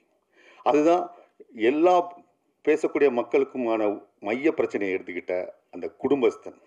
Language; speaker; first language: Tamil; native; Tamil